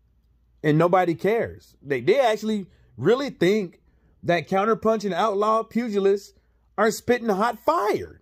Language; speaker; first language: English; native; English